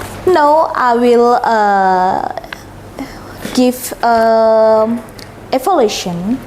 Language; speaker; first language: English; non-native, learner; Indonesian